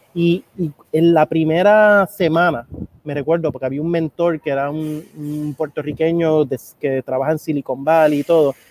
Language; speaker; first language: Spanish; native; Spanish